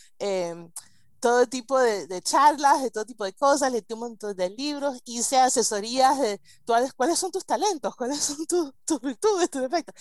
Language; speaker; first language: Spanish; early bilingual, heritage; Spanish